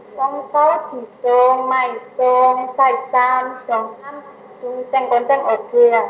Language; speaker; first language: Chinese; non-native, learner; Indonesian